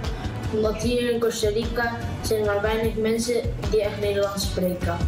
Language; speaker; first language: Dutch; early bilingual, heritage; Dutch